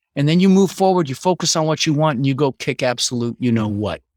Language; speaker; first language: English; early bilingual, other home language; Dutch